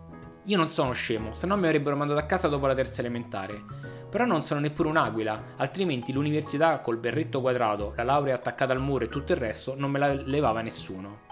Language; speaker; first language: Italian; native; Italian